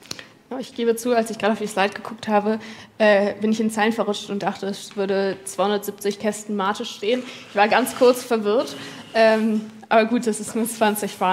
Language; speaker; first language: German; native; German